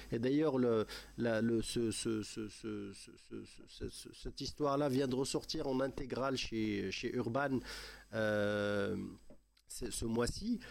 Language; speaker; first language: French; non-native, local second language; Arabic